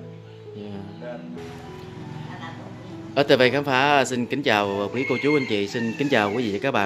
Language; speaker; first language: Vietnamese; native; Vietnamese